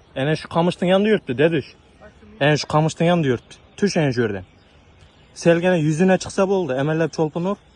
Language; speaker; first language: Uzbek; native; Uzbek